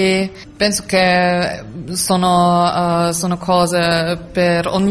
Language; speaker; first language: Italian; non-native, learner; German